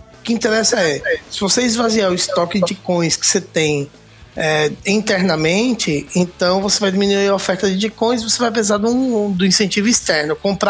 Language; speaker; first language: Portuguese; native; Portuguese